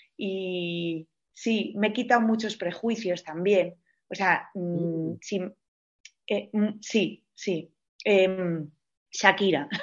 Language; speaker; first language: Spanish; native; Spanish